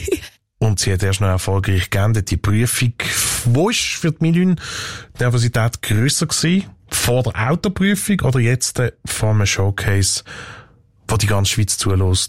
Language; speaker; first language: German; native; German